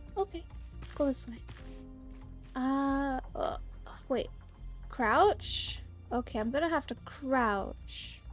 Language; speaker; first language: English; native; English